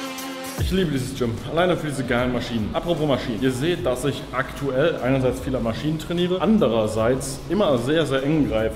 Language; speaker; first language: German; native; German